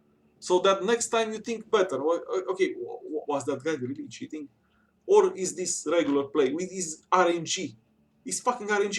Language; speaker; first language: English; non-native, fluent; Romanian